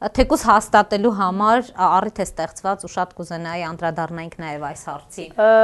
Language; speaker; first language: Armenian; native; Armenian